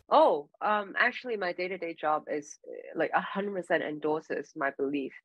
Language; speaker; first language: English; non-native, local second language; Cantonese